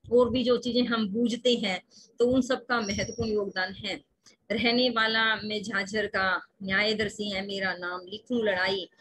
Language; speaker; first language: Hindi; native; Hindi